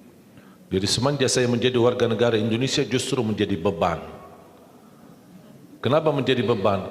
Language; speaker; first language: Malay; non-native, fluent; Arabic